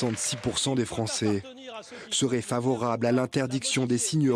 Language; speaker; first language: French; native; French